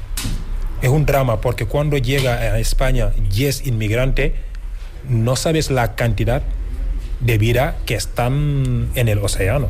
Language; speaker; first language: Spanish; non-native, fluent; Wolof